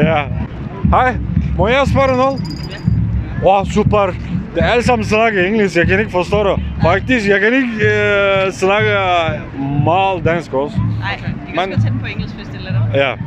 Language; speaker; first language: Danish; non-native, learner; Turkish